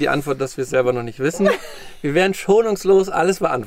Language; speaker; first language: German; native; German